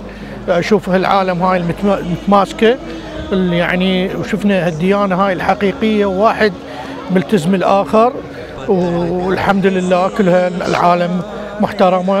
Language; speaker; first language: Arabic; native; Arabic